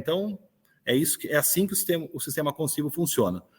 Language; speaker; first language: Portuguese; native; Portuguese